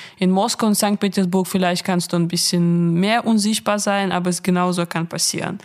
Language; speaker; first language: German; non-native, fluent; Russian